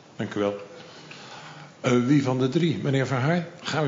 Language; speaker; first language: Dutch; native; Dutch